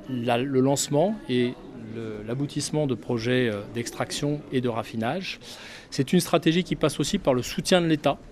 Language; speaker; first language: French; native; French